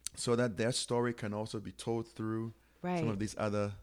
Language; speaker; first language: English; non-native, local second language; Akan